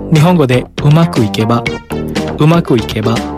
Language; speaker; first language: Japanese; non-native, fluent; Indonesian